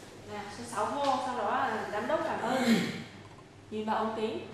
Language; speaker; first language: Vietnamese; native; Vietnamese